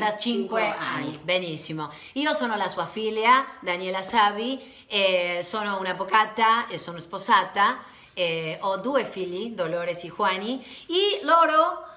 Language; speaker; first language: Italian; non-native, learner; Spanish